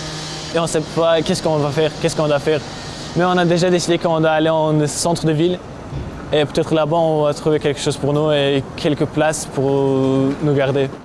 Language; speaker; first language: French; non-native, learner; Tajik